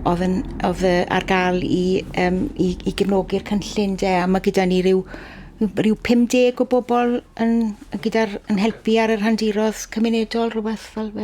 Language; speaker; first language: Welsh; native; Welsh